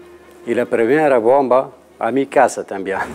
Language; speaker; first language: Spanish; non-native, learner; Arabic